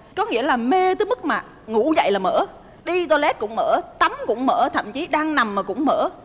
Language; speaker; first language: Vietnamese; native; Vietnamese